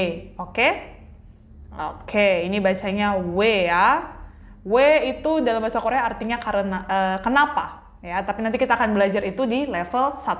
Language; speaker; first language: Indonesian; native; Indonesian